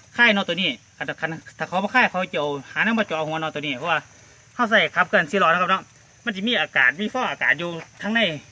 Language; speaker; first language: Thai; non-native, local second language; Northeastern Thai